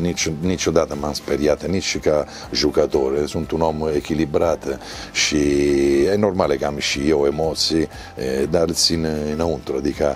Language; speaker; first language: Romanian; non-native, learner; Italian